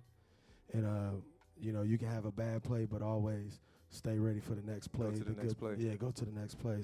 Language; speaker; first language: English; native; English